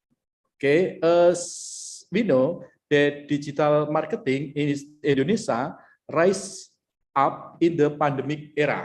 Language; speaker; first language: English; non-native, learner; Indonesian